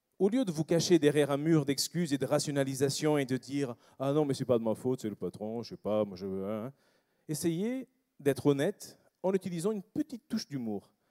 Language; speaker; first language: French; non-native, fluent; English